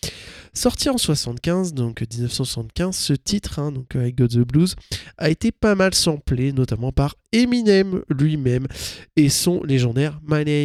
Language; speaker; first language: French; native; French